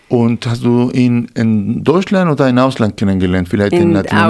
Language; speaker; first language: German; non-native, fluent; Spanish